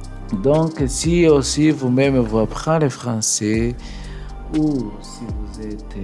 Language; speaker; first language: French; non-native, learner; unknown